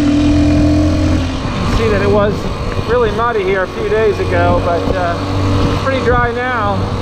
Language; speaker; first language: English; native; English